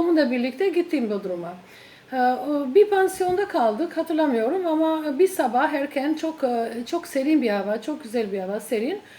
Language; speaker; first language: Turkish; non-native, fluent; Albanian